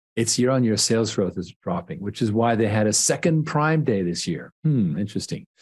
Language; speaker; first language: English; native; English